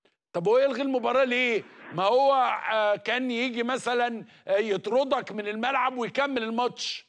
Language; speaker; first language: Arabic; native; Arabic